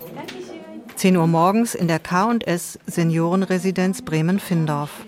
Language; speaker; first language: German; native; German